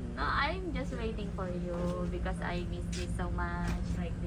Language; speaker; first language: English; non-native, local second language; Filipino